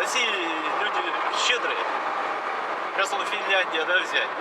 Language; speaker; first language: Russian; native; Russian